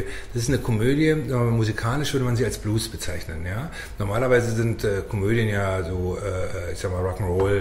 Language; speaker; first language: German; native; German